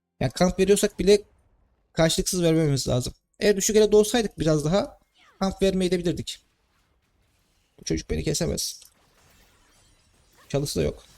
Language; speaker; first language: Turkish; native; Turkish